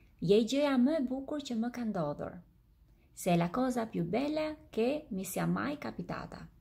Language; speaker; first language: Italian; non-native, fluent; Albanian